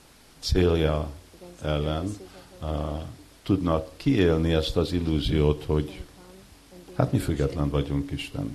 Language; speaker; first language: Hungarian; early bilingual, heritage; Hungarian